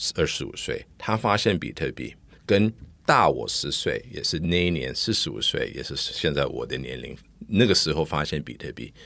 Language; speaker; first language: Chinese; non-native, fluent; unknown